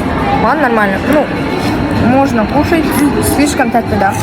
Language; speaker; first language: Russian; non-native, local second language; Kazakh